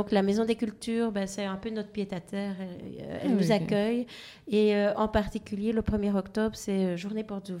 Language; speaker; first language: French; native; French